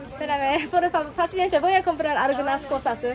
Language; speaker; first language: Spanish; non-native, learner; Japanese